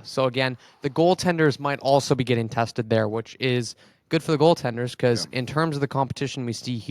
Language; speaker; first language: English; native; English